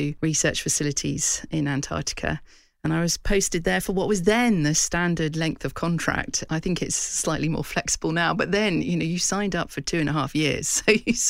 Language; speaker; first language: English; native; English